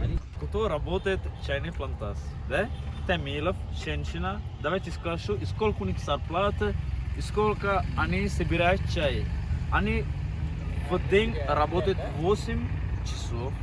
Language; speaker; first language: Russian; non-native, learner; Sinhala